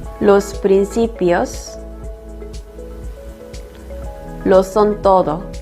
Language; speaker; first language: Spanish; non-native, fluent; Korean